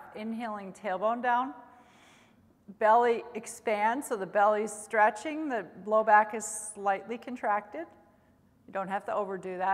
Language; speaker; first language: English; native; English